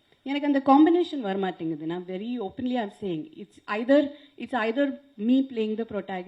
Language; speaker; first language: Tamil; non-native, local second language; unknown